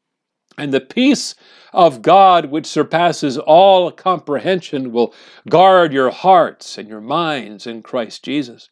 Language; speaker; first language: English; native; English